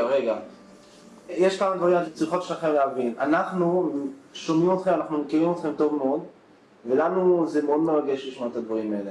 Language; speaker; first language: Hebrew; native; Hebrew